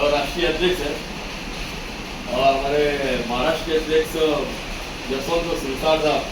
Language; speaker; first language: Hindi; native; Hindi